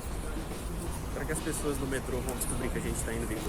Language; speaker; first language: Portuguese; native; Portuguese